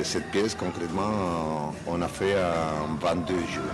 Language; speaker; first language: French; non-native, learner; Spanish